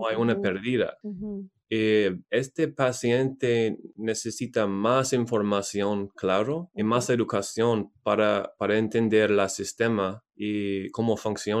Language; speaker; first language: Spanish; non-native, learner; English